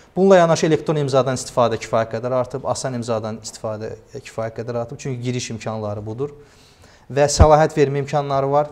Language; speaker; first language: Azerbaijani; native; Azerbaijani